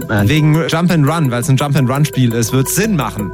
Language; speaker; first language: German; native; German